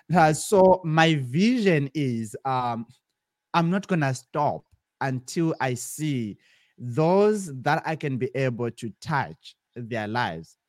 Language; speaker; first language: English; non-native, local second language; Shona